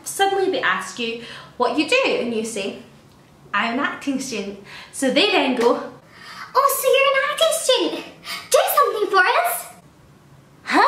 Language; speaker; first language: English; native; English